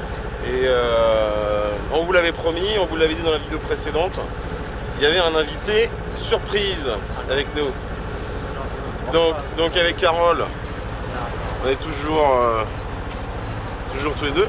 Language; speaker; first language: French; native; French